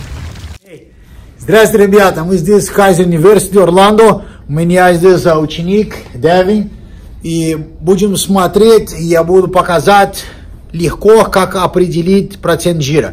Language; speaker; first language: Russian; non-native, learner; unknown